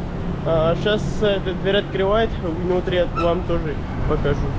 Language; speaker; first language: Russian; non-native, learner; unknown